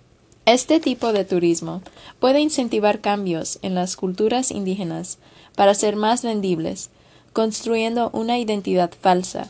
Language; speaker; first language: Spanish; non-native, fluent; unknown